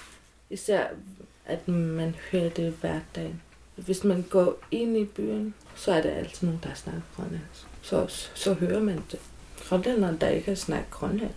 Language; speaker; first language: Danish; non-native, local second language; Kalaallisut